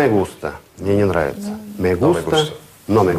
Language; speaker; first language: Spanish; non-native, fluent; Russian